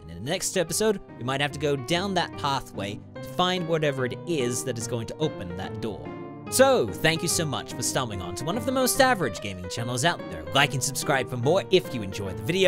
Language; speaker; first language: English; native; English